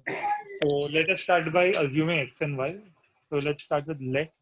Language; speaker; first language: English; non-native, local second language; Hindi